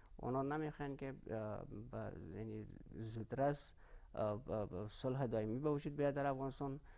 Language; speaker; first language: Persian; native; Persian